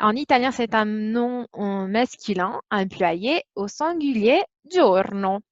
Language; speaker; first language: French; non-native, fluent; Italian